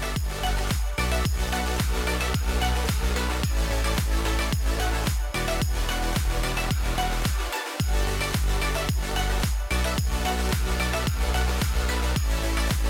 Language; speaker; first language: English; early bilingual, other home language; Indonesian